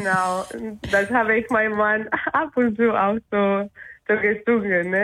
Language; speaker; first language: German; non-native, learner; Spanish